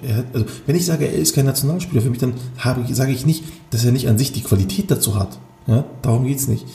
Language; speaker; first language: German; early bilingual, other home language; Turkish